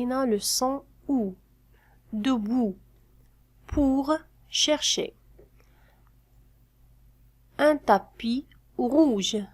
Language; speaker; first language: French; non-native, fluent; Arabic